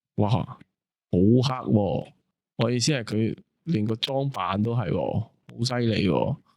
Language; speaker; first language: Cantonese; native; Cantonese